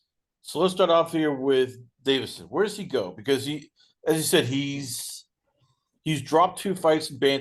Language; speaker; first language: English; native; English